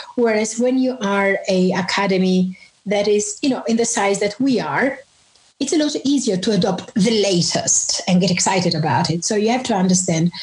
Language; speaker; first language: English; non-native, fluent; Albanian